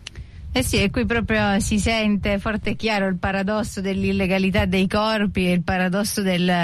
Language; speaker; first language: Italian; native; Italian